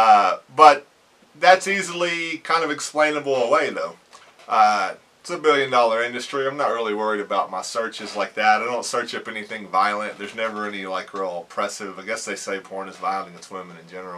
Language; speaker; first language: English; native; English